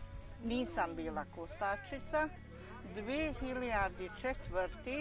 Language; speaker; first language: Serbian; non-native, local second language; Hungarian